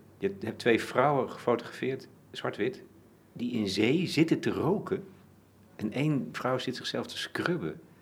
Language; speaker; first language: Dutch; native; Dutch